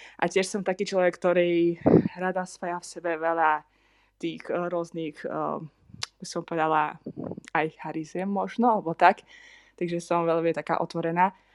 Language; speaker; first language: Slovak; non-native, fluent; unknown